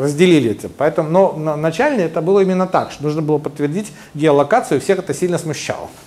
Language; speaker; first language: Russian; native; Russian